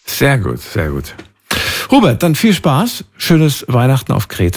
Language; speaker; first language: German; native; German